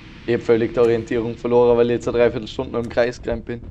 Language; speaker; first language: German; native; German